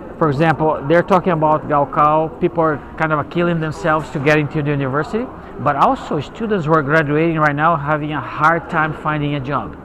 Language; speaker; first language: English; non-native, fluent; Portuguese